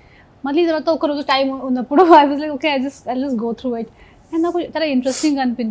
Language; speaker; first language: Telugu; non-native, fluent; Hindi